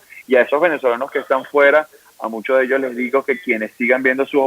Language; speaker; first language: Spanish; native; Spanish